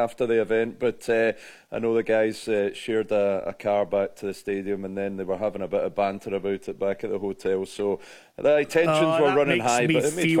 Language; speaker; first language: English; native; English